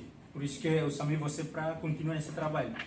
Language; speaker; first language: Portuguese; non-native, local second language; Tetum